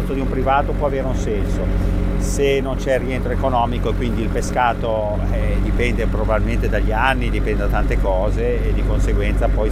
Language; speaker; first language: Italian; native; Italian